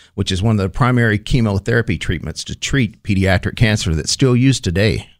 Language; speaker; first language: English; native; English